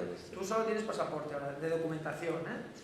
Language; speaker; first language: Spanish; native; Spanish